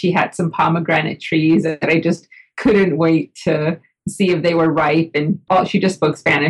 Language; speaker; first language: English; native; English